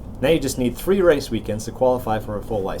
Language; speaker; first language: English; native; English